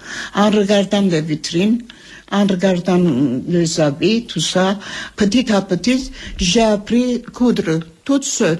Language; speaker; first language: French; non-native, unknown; Armenian